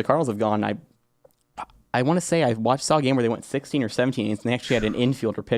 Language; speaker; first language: English; native; English